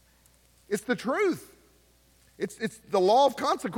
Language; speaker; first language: English; native; English